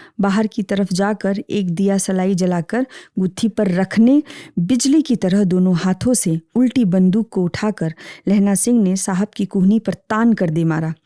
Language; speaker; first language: Hindi; native; Hindi